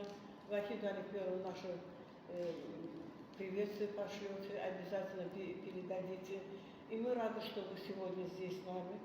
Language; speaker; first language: Russian; non-native, local second language; Azerbaijani